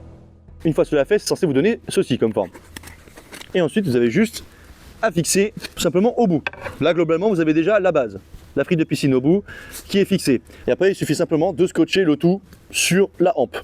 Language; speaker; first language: French; native; French